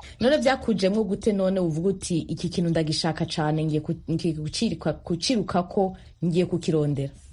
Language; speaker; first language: Rundi; native; Rundi